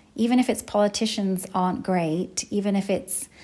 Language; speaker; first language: English; native; English